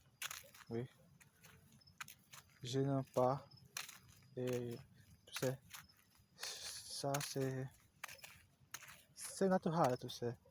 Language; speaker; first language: French; non-native, learner; Portuguese